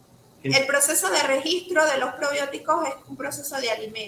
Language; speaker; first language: Spanish; native; Spanish